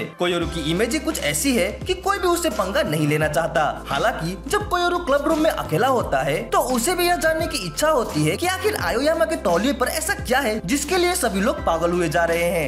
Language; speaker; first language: Hindi; native; Hindi